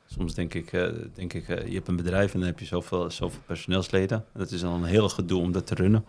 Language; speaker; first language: Dutch; early bilingual, other home language; Arabic